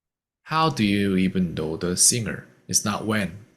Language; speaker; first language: English; non-native, fluent; Korean